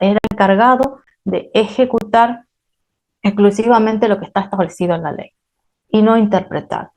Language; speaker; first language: Spanish; native; Spanish